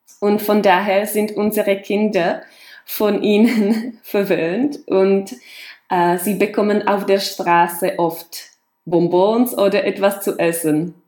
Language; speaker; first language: German; non-native, fluent; Czech